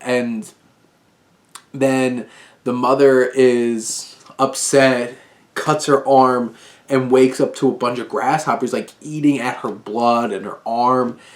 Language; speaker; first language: English; native; English